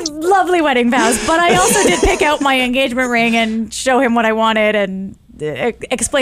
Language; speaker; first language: English; native; English